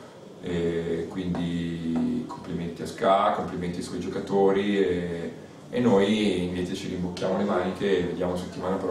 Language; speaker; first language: Italian; native; Italian